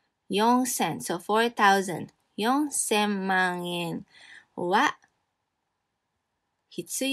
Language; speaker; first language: Japanese; non-native, fluent; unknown